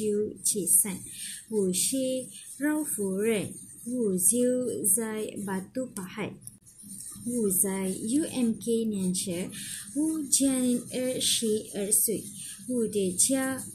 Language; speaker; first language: Chinese; non-native, learner; Malay